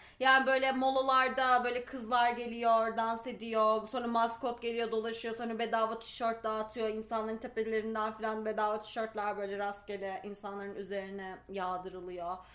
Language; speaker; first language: Turkish; native; Turkish